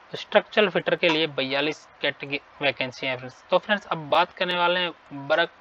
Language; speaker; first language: Hindi; native; Hindi